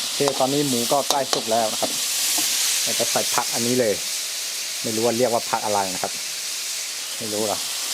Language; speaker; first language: Thai; non-native, local second language; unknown